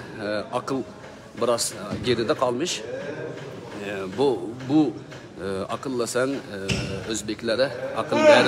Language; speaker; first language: Turkish; non-native, learner; Uzbek